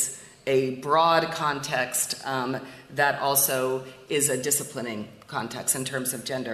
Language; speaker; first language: English; native; English